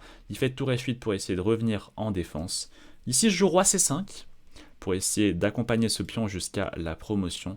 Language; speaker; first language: French; native; French